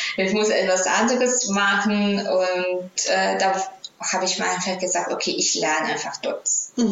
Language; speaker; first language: German; non-native, fluent; Greek